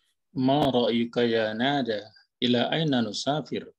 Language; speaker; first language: Arabic; non-native, learner; Indonesian